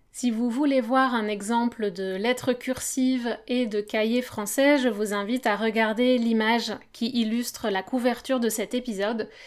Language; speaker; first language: French; native; French